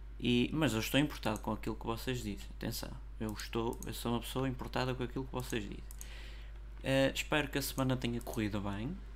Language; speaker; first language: Portuguese; native; Portuguese